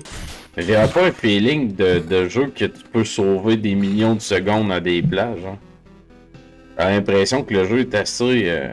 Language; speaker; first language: French; native; French